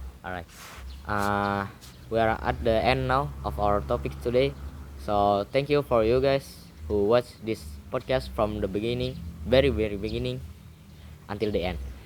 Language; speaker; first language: English; non-native, learner; Indonesian